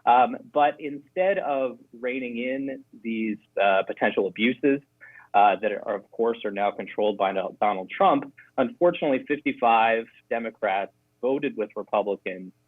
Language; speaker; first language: English; native; English